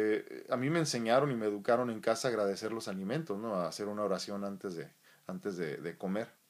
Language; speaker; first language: Spanish; native; Spanish